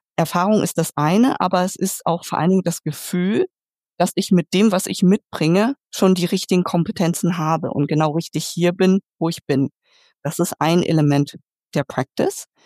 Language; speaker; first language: German; early bilingual, other home language; Vietnamese